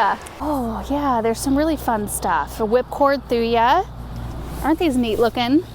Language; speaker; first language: English; native; English